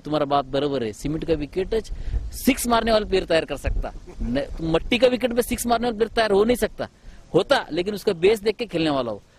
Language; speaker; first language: Hindi; non-native, local second language; Marathi